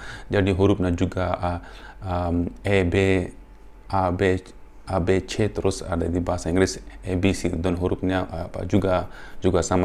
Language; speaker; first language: Indonesian; non-native, fluent; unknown